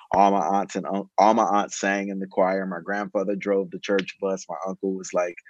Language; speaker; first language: English; native; English